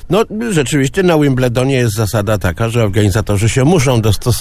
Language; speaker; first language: Polish; native; Polish